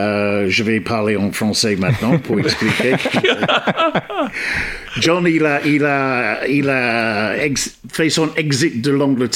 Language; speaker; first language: French; non-native, fluent; English